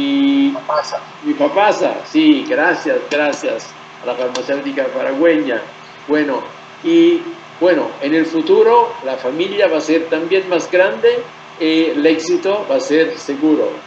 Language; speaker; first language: Spanish; non-native, fluent; Italian